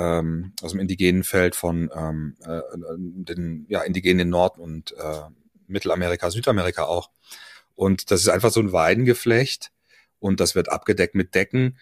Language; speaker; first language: German; native; German